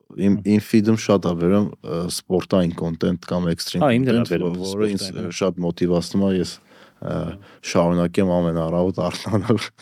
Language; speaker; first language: Armenian; native; Armenian